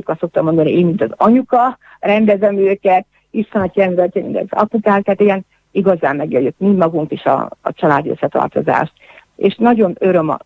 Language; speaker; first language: Hungarian; native; Hungarian